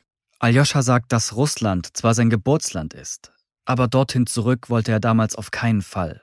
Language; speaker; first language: German; native; German